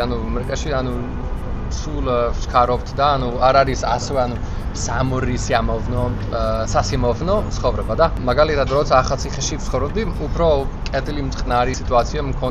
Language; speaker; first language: Georgian; non-native, learner; English